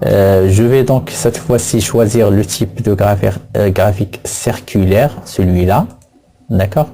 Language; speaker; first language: French; non-native, local second language; Arabic